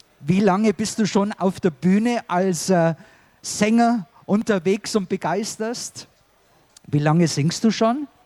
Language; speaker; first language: German; native; German